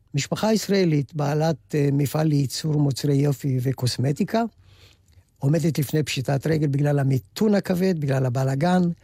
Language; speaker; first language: Hebrew; native; Hebrew